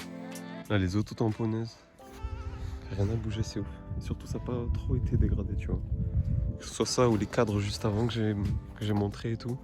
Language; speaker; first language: French; native; French